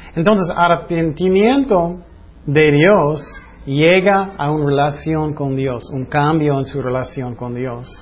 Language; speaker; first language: Spanish; non-native, fluent; English